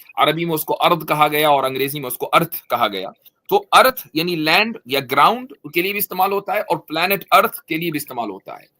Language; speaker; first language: Urdu; native; Urdu